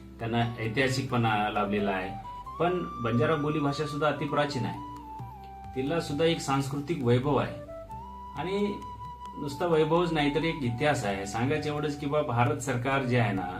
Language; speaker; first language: Marathi; non-native, local second language; Lambadi